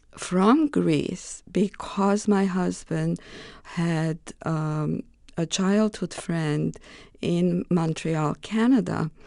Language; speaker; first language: English; non-native, fluent; Romanian